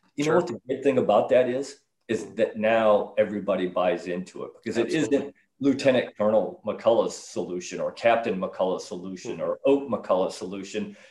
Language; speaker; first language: English; native; English